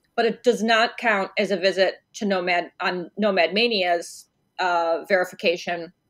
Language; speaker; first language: English; native; English